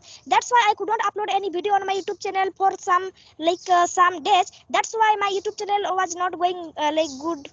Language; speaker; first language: English; non-native, learner; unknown